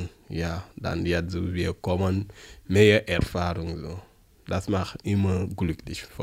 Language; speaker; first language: German; non-native, learner; French